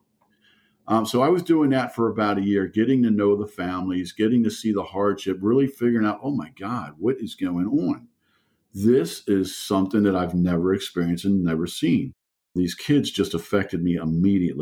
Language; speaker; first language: English; early bilingual, other home language; German